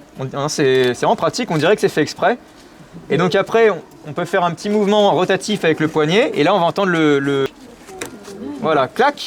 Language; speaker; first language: French; native; French